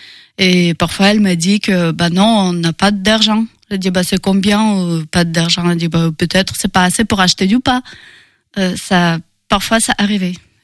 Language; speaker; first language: French; non-native, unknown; Russian